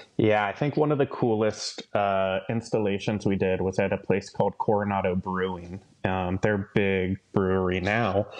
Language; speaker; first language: English; native; English